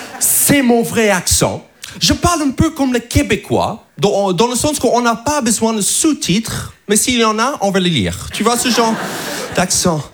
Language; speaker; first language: French; non-native, fluent; English